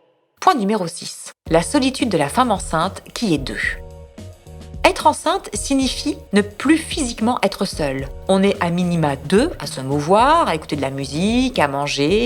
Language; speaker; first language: French; native; French